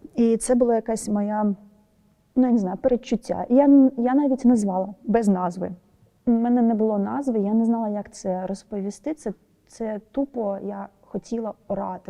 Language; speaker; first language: Ukrainian; non-native, local second language; Russian